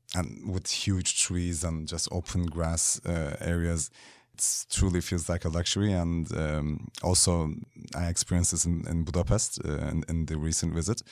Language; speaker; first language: English; non-native, fluent; Turkish